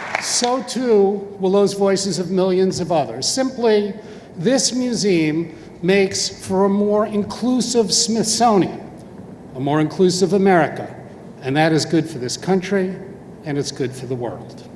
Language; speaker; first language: English; native; English